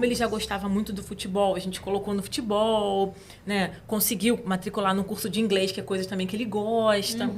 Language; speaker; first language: Portuguese; native; Portuguese